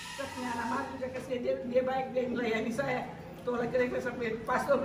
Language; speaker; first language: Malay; non-native, local second language; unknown